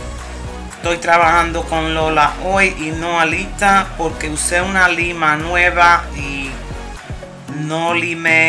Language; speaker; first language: Spanish; early bilingual, heritage; Spanish